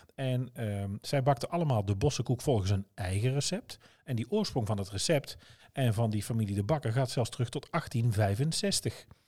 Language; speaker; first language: Dutch; native; Dutch